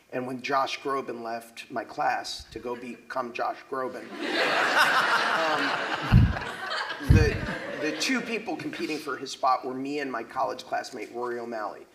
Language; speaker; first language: English; native; English